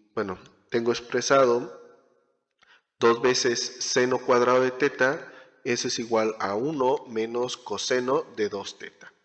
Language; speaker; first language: Spanish; native; Spanish